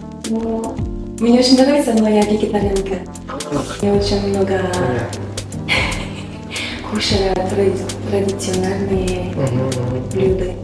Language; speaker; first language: Russian; non-native, learner; French